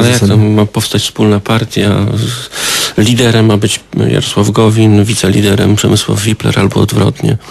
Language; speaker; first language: Polish; native; Polish